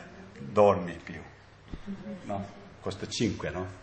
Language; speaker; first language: Italian; non-native, learner; Tibetan